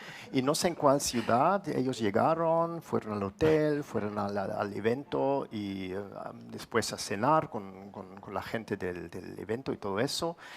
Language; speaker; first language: Spanish; non-native, fluent; German